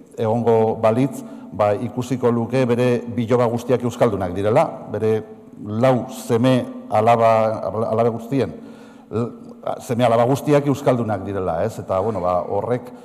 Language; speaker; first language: Basque; non-native, local second language; Spanish